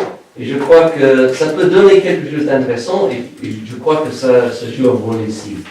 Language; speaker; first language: French; non-native, fluent; English